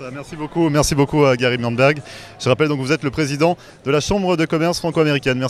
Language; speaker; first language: French; native; French